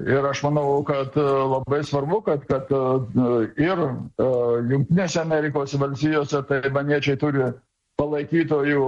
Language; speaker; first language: Lithuanian; native; Lithuanian